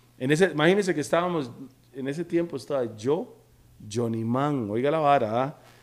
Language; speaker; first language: Spanish; native; Spanish